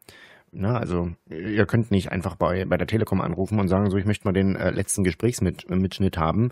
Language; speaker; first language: German; native; German